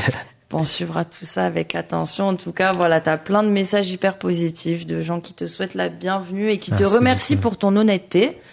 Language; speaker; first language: French; native; French